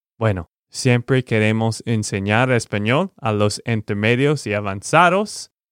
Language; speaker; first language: Spanish; non-native, fluent; English